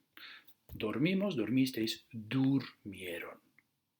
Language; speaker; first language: Spanish; non-native, fluent; Dutch